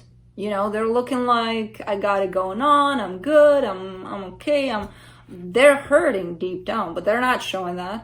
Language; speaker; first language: English; native; English